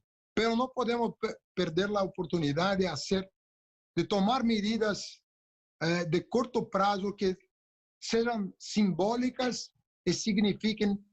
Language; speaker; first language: Spanish; non-native, local second language; Portuguese